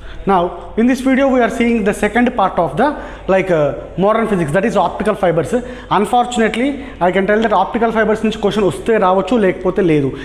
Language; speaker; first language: English; non-native, local second language; Telugu